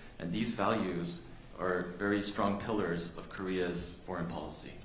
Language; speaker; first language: English; non-native, fluent; Korean